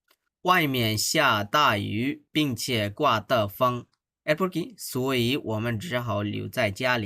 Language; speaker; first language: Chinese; non-native, fluent; Bangla